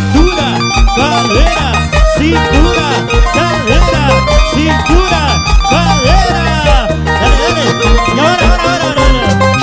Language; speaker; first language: Spanish; native; Spanish